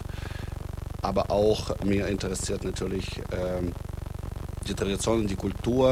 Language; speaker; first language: German; non-native, fluent; Russian